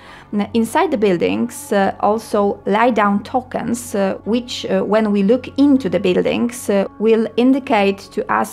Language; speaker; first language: English; non-native, fluent; Polish